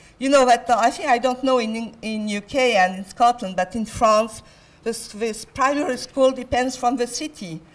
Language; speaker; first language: English; non-native, fluent; French